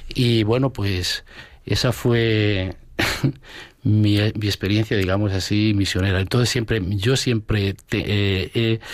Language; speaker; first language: Spanish; native; Spanish